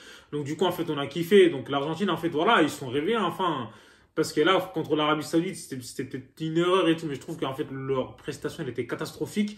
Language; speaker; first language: French; native; French